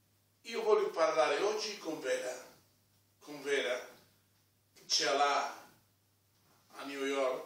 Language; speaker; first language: Italian; non-native, fluent; Spanish